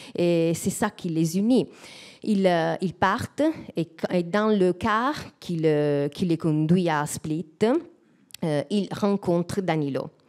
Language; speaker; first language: French; non-native, fluent; Italian